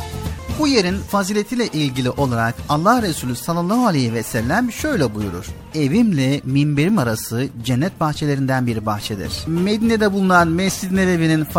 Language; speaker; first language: Turkish; native; Turkish